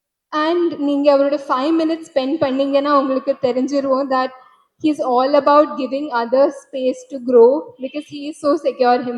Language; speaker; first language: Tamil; non-native, learner; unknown